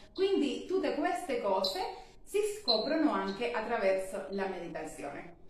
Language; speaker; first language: Italian; non-native, fluent; Spanish